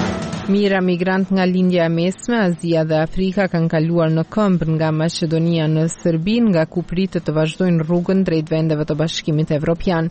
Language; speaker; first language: Albanian; native; Albanian